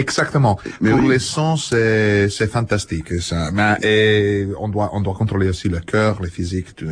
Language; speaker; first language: French; non-native, fluent; Italian